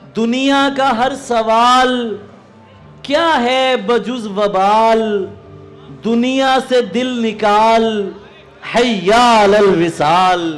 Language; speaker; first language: Urdu; non-native, local second language; Punjabi